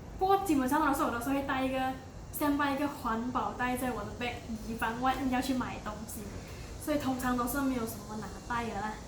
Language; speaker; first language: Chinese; native; Chinese